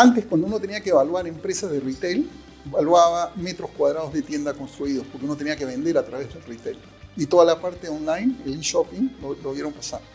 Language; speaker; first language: Spanish; native; Spanish